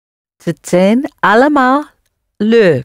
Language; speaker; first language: Dutch; non-native, learner; English